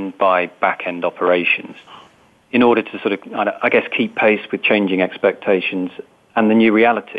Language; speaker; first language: English; native; English